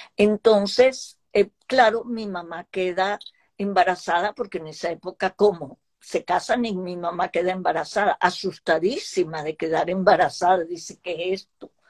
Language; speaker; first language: Spanish; early bilingual, other home language; Hebrew